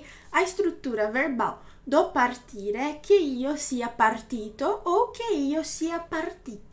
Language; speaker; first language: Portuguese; native; Portuguese